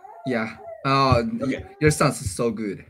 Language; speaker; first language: English; non-native, learner; Chinese